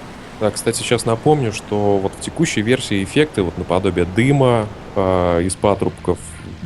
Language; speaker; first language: Russian; native; Russian